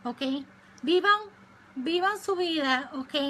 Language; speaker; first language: Spanish; early bilingual, other home language; English